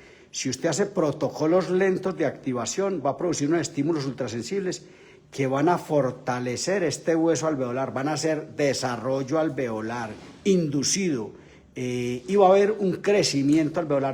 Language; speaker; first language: Spanish; native; Spanish